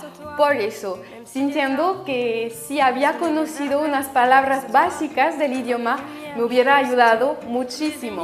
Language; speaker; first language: Spanish; non-native, fluent; French